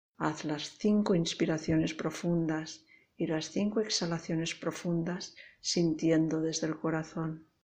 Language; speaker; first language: Spanish; non-native, local second language; Catalan